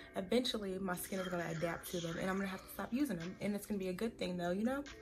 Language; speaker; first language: English; native; English